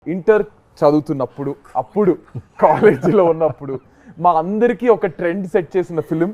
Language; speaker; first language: Telugu; native; Telugu